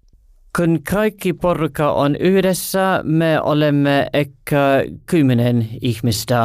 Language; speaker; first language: Finnish; non-native, learner; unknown